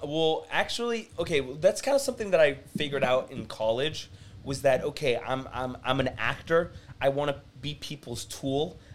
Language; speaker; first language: English; early bilingual, other home language; French